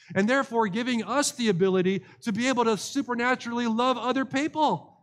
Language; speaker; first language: English; native; English